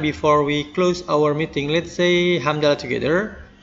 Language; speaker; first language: English; non-native, learner; Indonesian